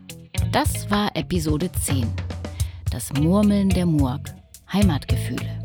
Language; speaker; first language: German; native; German